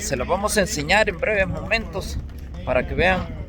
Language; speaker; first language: Spanish; native; Spanish